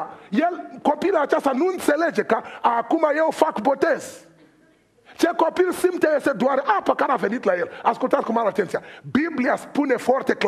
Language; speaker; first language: Romanian; non-native, fluent; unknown